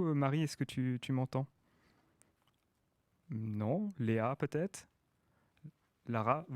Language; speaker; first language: French; native; French